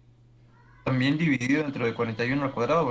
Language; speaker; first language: Spanish; native; Spanish